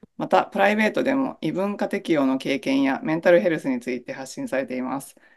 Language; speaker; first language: Japanese; native; Japanese